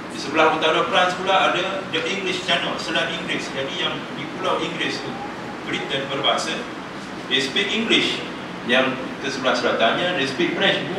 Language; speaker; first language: Malay; native; Malay